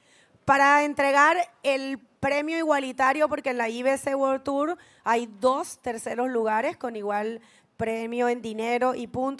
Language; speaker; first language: Spanish; native; Spanish